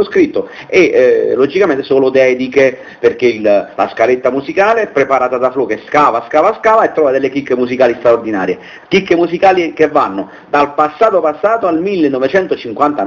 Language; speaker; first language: Italian; native; Italian